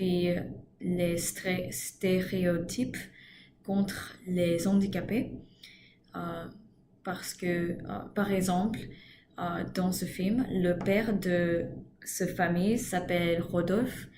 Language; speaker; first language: French; non-native, learner; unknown